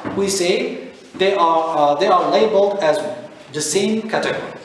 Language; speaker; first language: English; non-native, fluent; Turkish